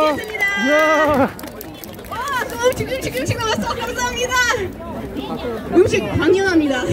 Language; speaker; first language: Korean; non-native, fluent; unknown